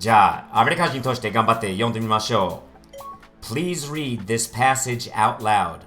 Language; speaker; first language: Japanese; non-native, fluent; English